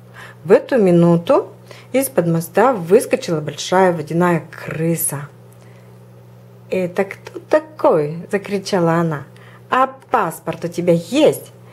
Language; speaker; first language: Russian; native; Russian